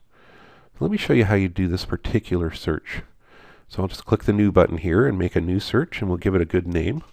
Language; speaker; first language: English; native; English